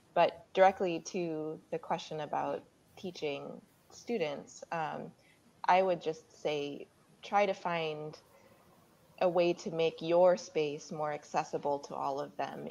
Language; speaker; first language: English; native; English